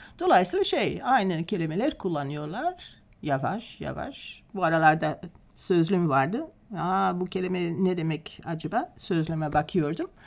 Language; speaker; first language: Turkish; non-native, fluent; Dutch